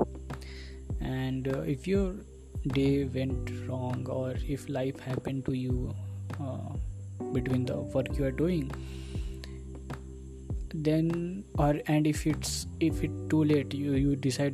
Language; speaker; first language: English; non-native, local second language; Hindi